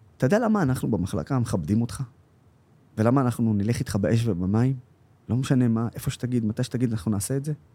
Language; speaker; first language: Hebrew; non-native, local second language; Arabic